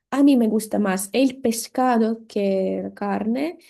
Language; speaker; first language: Spanish; non-native, fluent; Ukrainian